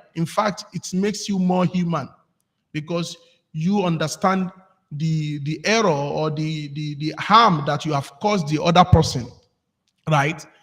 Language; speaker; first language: English; non-native, local second language; Yoruba